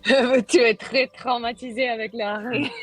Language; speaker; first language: French; non-native, learner; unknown